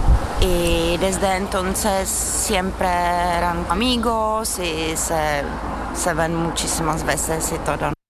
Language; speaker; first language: Spanish; non-native, fluent; Czech